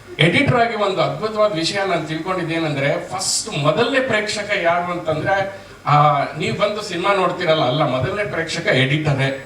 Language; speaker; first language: Kannada; native; Kannada